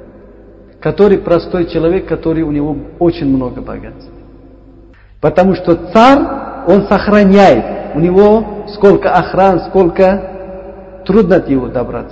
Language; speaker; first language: Russian; non-native, learner; Uzbek